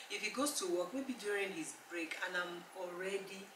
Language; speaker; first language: English; non-native, local second language; Yoruba